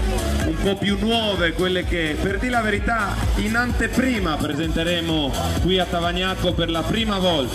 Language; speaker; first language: Italian; native; Italian